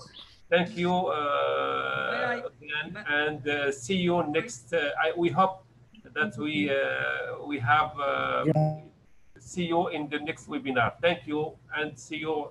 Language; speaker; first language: English; non-native, learner; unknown